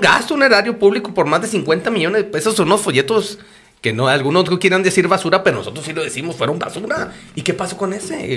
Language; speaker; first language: Spanish; native; Spanish